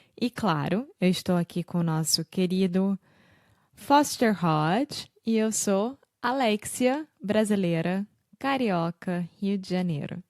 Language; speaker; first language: Portuguese; native; Portuguese